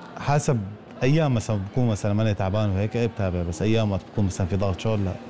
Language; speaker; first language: Arabic; native; Arabic